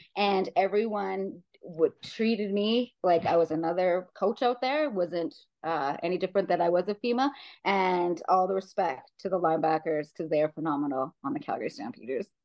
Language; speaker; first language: English; native; English